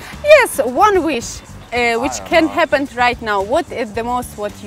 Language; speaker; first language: English; non-native, learner; Russian